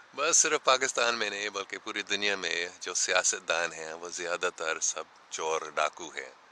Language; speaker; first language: Urdu; non-native, fluent; English